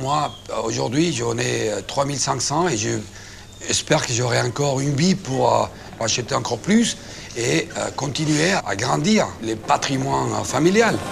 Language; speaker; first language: French; non-native, fluent; Spanish